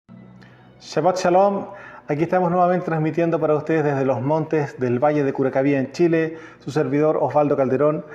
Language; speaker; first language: Spanish; native; Spanish